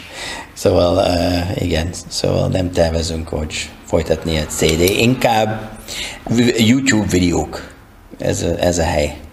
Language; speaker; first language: Hungarian; non-native, learner; English